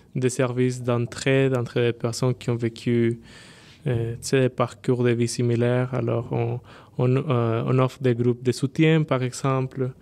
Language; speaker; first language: French; non-native, fluent; Spanish